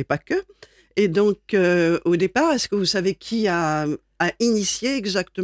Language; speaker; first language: French; native; French